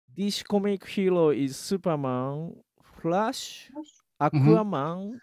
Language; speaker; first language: English; non-native, learner; Japanese